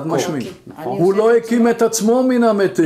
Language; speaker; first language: Hebrew; non-native, fluent; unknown